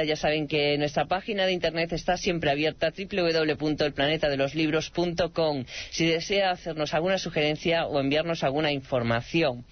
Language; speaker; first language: Spanish; native; Spanish